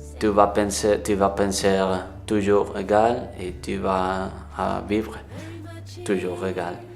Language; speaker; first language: French; non-native, learner; Spanish